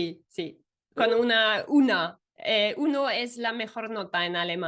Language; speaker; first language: Spanish; non-native, fluent; German